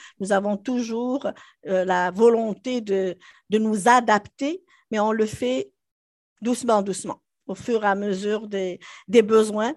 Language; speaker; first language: French; non-native, local second language; Arabic